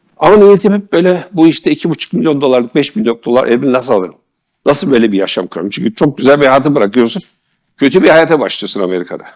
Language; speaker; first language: Turkish; native; Turkish